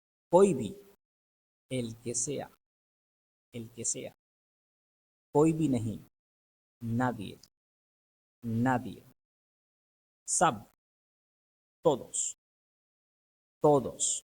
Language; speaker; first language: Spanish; non-native, fluent; Urdu